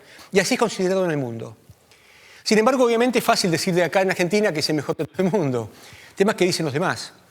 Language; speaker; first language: Spanish; native; Spanish